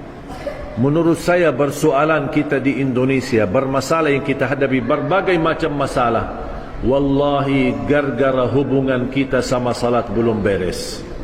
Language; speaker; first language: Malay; non-native, fluent; Arabic